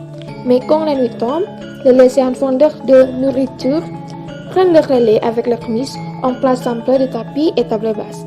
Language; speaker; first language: French; non-native, learner; Indonesian